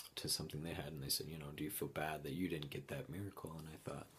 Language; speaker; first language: English; native; English